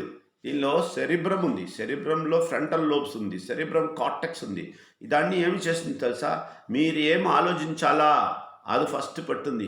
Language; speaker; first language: Telugu; non-native, fluent; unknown